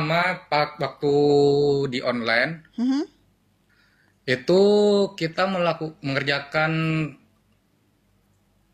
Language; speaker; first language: Indonesian; native; Indonesian